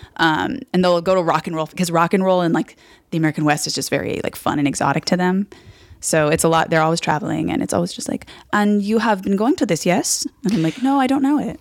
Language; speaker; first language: English; native; English